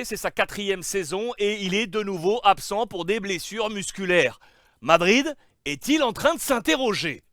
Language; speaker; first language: French; native; French